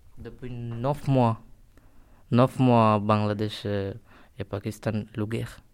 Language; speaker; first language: French; non-native, learner; Bangla